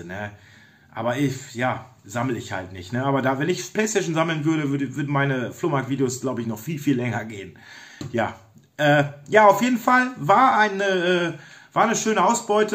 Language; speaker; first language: German; native; German